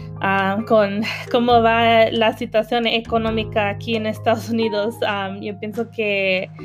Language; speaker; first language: Spanish; early bilingual, heritage; Spanish